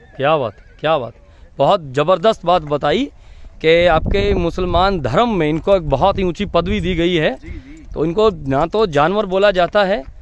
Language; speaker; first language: Hindi; non-native, local second language; Punjabi